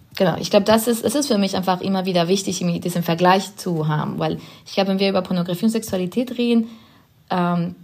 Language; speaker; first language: German; non-native, fluent; Spanish